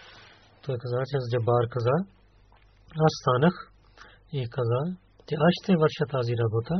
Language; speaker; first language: Bulgarian; non-native, learner; Urdu